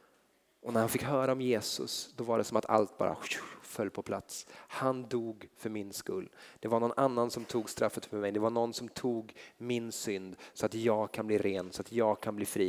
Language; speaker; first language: Swedish; native; Swedish